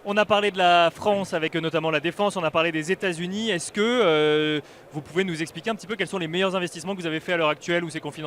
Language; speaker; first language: French; native; French